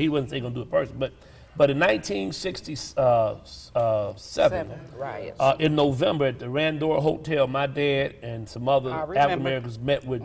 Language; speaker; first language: English; native; English